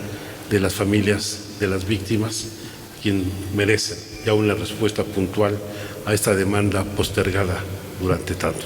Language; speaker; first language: Spanish; native; Spanish